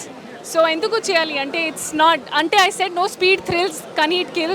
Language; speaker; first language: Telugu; non-native, learner; Hindi